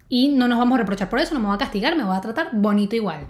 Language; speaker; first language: Spanish; native; Spanish